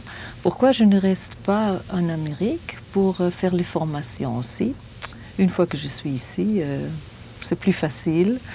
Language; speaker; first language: French; non-native, fluent; German